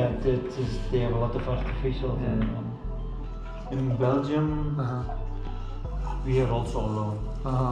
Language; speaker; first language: English; non-native, fluent; Dutch